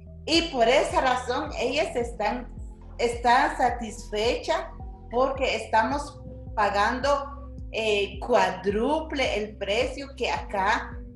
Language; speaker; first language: Spanish; non-native, local second language; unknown